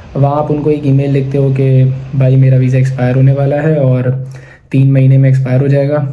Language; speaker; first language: Urdu; native; Urdu